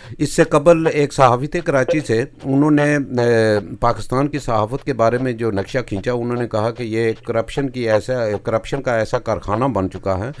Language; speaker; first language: Urdu; non-native, local second language; Punjabi